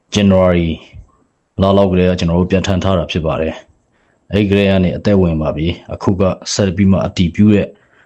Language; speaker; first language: Burmese; non-native, local second language; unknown